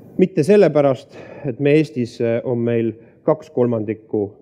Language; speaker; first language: Estonian; native; Estonian